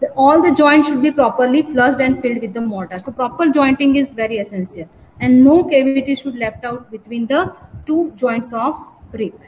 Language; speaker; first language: English; non-native, local second language; Gujarati